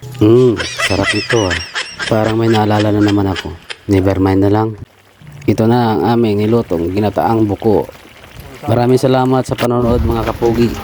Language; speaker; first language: Filipino; native; Filipino